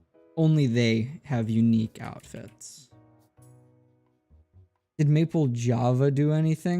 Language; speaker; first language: English; native; English